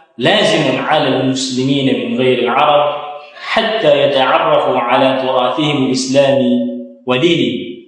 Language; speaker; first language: Arabic; non-native, fluent; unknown